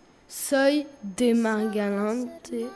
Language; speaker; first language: Spanish; non-native, learner; French